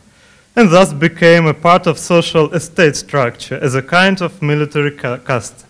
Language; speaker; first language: English; non-native, fluent; Russian